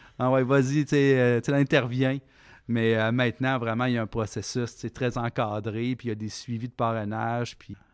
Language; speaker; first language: French; native; French